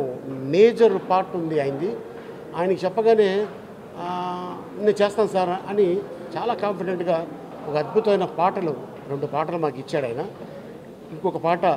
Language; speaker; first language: Telugu; native; Telugu